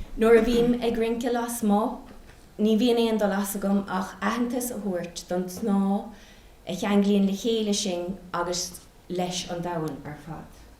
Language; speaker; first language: Irish; non-native, local second language; English